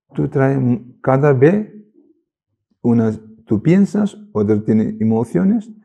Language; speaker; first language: Spanish; non-native, learner; Tibetan